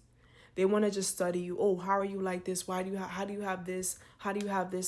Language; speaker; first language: English; native; English